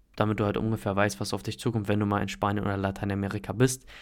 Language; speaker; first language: German; native; German